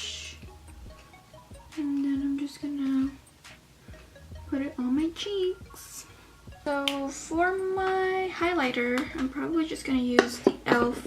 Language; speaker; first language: English; native; English